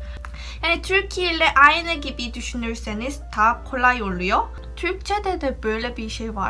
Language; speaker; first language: Turkish; non-native, fluent; Korean